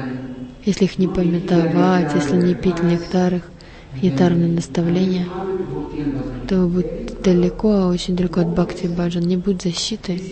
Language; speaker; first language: Russian; non-native, learner; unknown